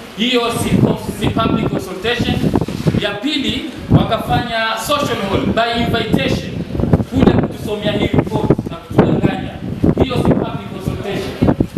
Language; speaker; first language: Swahili; native; Swahili